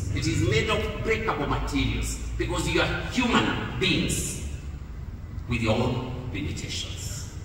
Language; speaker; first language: English; non-native, local second language; Swahili